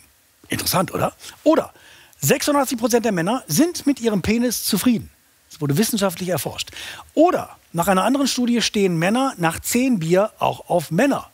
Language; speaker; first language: German; native; German